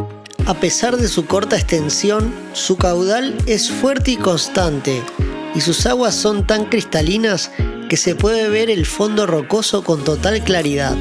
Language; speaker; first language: Spanish; native; Spanish